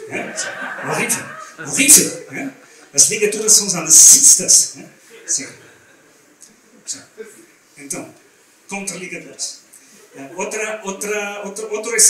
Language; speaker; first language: Portuguese; non-native, learner; German